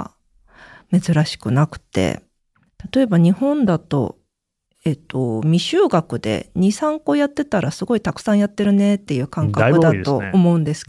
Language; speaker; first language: Japanese; early bilingual, other home language; Korean